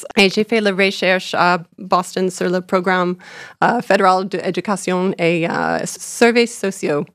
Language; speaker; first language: French; non-native, learner; English